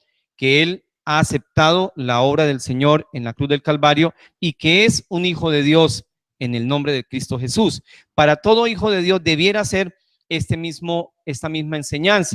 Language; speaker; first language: Spanish; native; Spanish